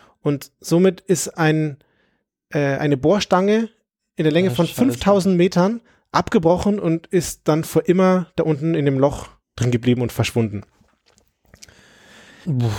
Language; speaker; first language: German; native; German